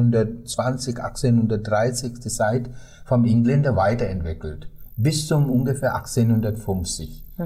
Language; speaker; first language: German; non-native, fluent; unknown